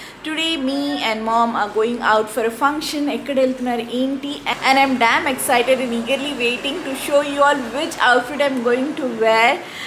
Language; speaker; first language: English; non-native, local second language; Telugu